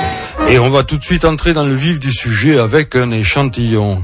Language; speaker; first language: French; native; French